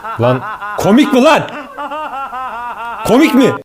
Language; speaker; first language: Turkish; native; Turkish